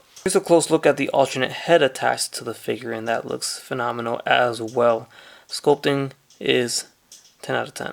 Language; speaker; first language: English; native; English